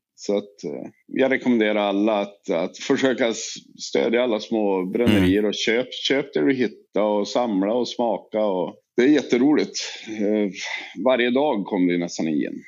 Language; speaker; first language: Swedish; native; Swedish